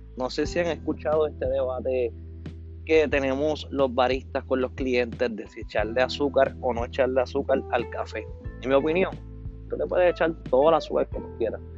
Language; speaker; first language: Spanish; native; Spanish